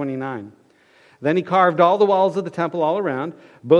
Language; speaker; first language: English; native; English